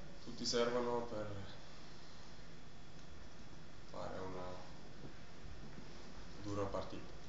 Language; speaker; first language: Italian; non-native, learner; German